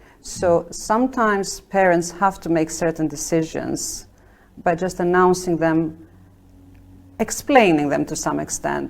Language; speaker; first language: English; non-native, fluent; Albanian